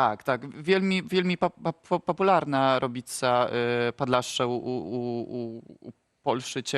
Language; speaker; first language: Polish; non-native, local second language; Ukrainian